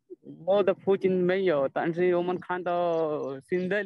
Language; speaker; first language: Chinese; non-native, learner; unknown